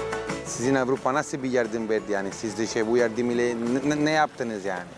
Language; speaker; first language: Turkish; non-native, fluent; Italian